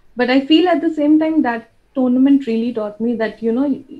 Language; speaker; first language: English; non-native, local second language; Bangla